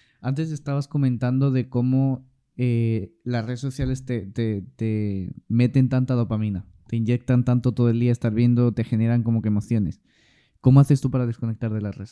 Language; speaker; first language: Spanish; native; Spanish